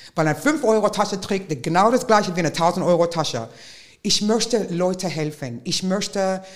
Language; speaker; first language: German; non-native, fluent; English